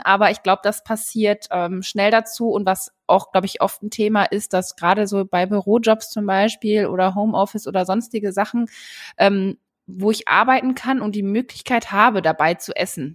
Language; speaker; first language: German; native; German